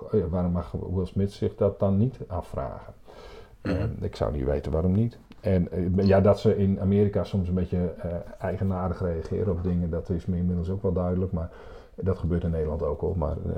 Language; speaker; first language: Dutch; native; Dutch